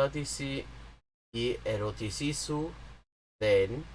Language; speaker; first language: Greek; non-native, learner; English